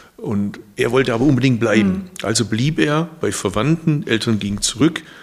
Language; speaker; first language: German; early bilingual, other home language; Turkish